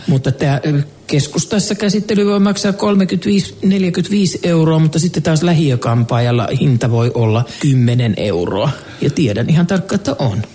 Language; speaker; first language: Finnish; native; Finnish